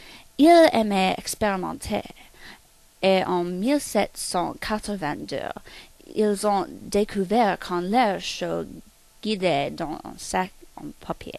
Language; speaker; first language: French; non-native, learner; English